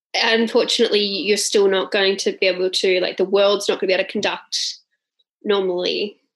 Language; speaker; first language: English; native; English